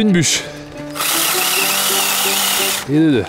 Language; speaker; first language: French; native; French